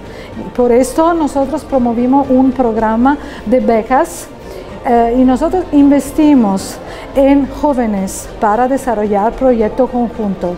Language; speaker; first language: Spanish; non-native, fluent; Italian